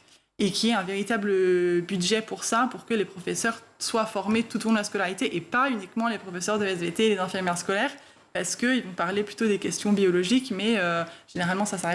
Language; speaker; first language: French; native; French